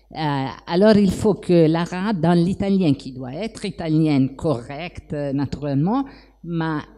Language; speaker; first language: French; non-native, fluent; Italian